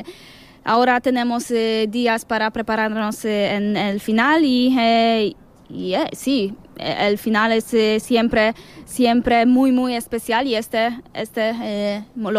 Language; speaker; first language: Spanish; non-native, learner; Polish